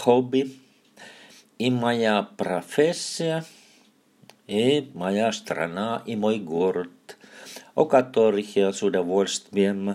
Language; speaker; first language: Russian; non-native, fluent; Finnish